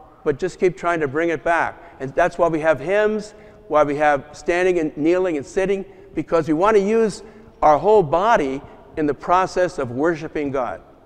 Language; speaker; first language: English; native; English